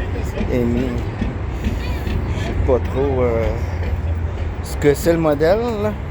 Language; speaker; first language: French; native; French